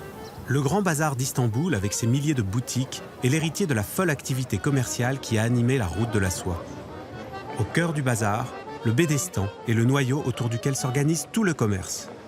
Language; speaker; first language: French; native; French